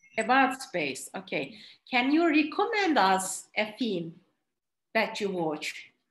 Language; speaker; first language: English; non-native, fluent; Turkish